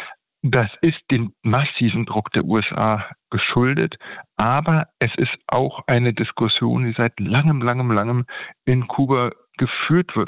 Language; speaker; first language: German; native; German